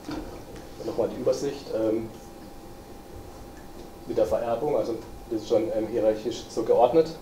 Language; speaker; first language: German; native; German